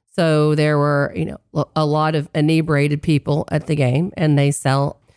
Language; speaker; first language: English; native; English